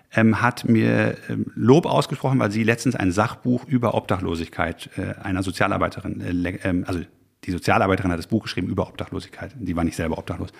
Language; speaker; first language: German; native; German